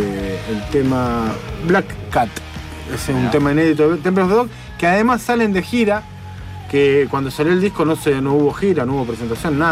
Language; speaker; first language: Spanish; native; Spanish